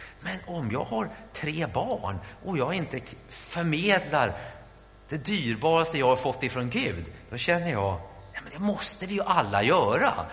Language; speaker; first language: Swedish; native; Swedish